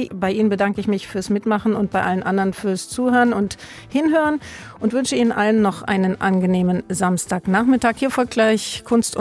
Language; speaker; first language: German; native; German